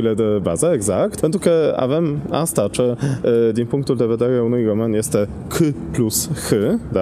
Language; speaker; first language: Romanian; non-native, fluent; Polish